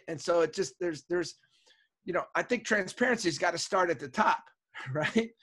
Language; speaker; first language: English; native; English